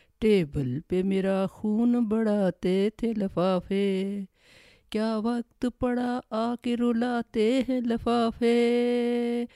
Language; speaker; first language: Urdu; native; Urdu